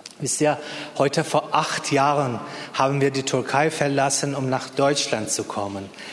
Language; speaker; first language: German; non-native, fluent; Persian